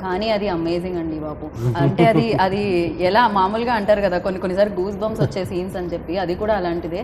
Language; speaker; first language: Telugu; native; Telugu